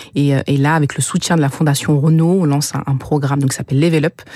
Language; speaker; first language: French; native; French